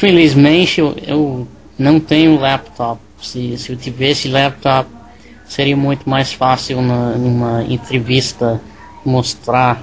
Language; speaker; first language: Portuguese; non-native, learner; English